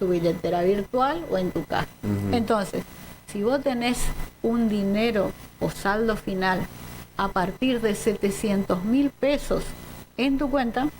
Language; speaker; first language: Spanish; native; Spanish